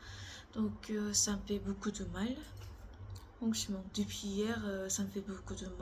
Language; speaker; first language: French; non-native, learner; Korean